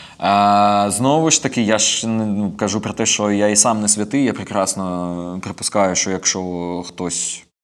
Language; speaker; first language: Ukrainian; non-native, local second language; Russian